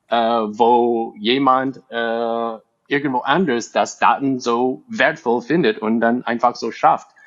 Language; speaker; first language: German; non-native, fluent; English